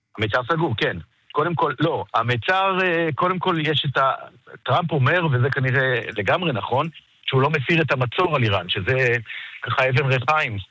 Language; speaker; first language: Hebrew; native; Hebrew